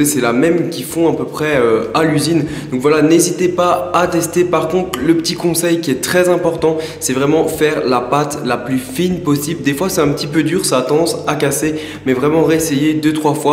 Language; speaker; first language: French; native; French